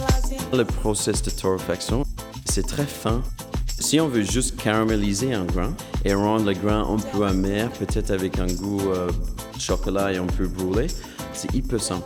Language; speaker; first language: French; non-native, fluent; English